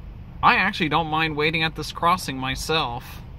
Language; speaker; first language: English; native; English